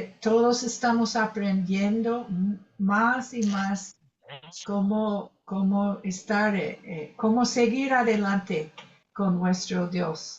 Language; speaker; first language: Spanish; non-native, fluent; English